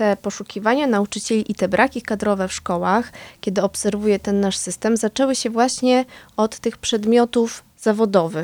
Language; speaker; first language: Polish; native; Polish